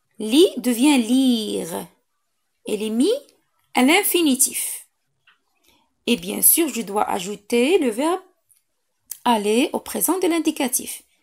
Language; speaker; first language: French; non-native, local second language; Arabic